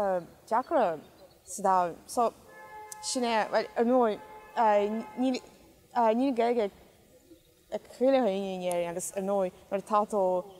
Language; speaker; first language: Irish; non-native, fluent; Russian